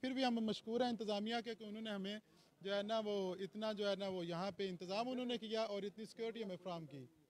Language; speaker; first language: Hindi; non-native, local second language; Punjabi